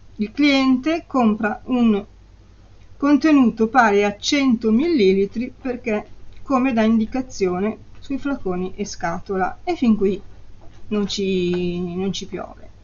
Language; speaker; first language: Italian; native; Italian